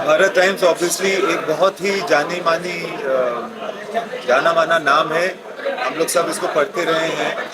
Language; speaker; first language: Hindi; native; Hindi